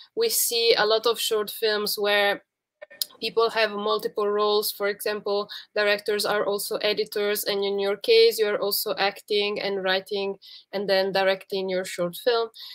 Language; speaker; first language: English; non-native, fluent; Italian